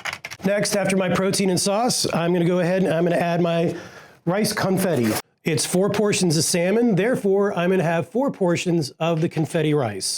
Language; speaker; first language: English; native; English